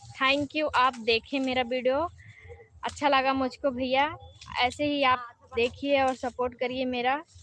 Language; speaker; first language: Hindi; native; Hindi